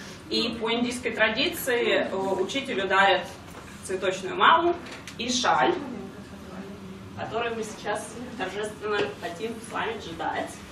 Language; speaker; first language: Russian; non-native, local second language; Georgian